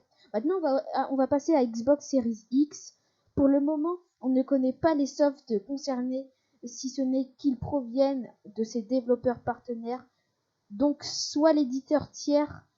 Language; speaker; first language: French; native; French